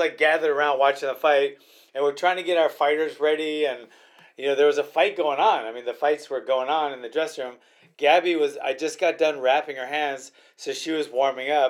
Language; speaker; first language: English; native; English